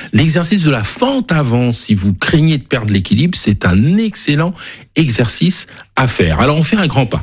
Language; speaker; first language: French; native; French